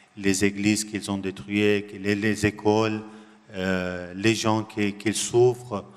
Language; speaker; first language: French; non-native, learner; Arabic